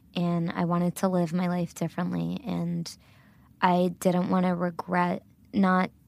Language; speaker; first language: English; early bilingual, other home language; Gujarati